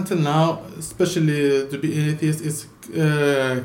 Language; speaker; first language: English; non-native, learner; Arabic